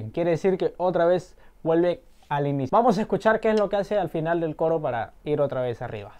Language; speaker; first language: Spanish; native; Spanish